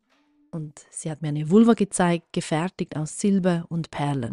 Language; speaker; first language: German; native; German